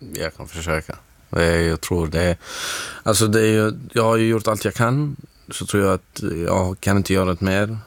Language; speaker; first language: Swedish; non-native, fluent; Arabic